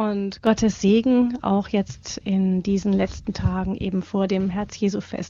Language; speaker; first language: German; native; German